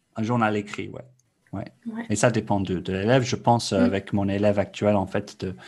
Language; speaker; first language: French; non-native, fluent; English